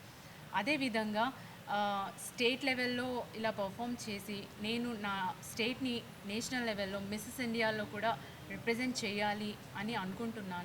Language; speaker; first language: Telugu; native; Telugu